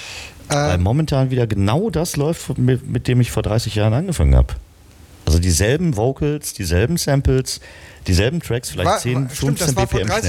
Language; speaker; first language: German; native; German